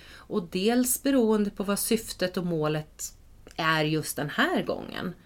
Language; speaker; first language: Swedish; native; Swedish